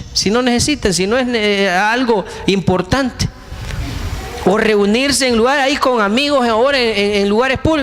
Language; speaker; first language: Spanish; native; Spanish